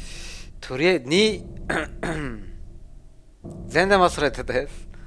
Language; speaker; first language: Japanese; non-native, learner; German